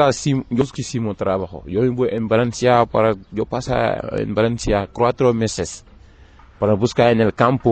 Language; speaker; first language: Spanish; non-native, learner; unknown